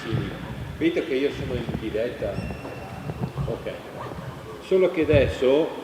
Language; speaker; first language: Italian; native; Italian